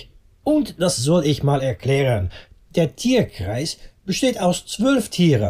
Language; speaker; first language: German; non-native, fluent; Dutch